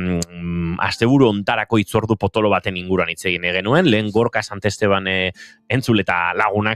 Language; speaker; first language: Basque; native; Basque